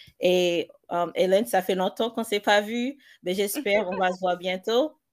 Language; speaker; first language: French; native; French